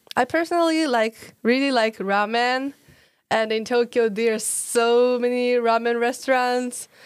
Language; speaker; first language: English; non-native, learner; Japanese